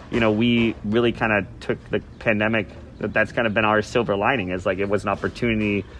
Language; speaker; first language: English; native; English